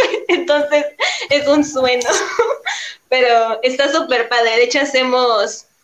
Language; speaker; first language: Spanish; native; Spanish